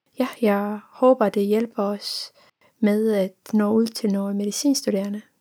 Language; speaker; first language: Danish; non-native, fluent; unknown